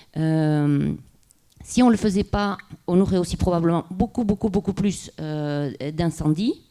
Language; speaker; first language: French; non-native, local second language; Basque